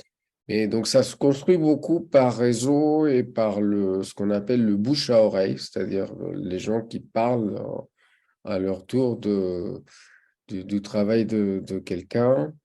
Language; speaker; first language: French; non-native, fluent; Spanish